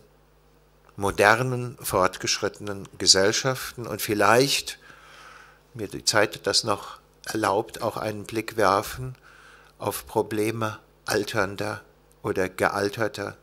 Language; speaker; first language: German; native; German